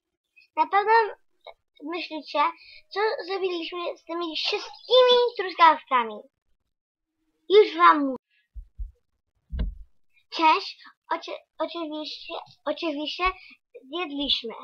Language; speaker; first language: Polish; early bilingual, heritage; Polish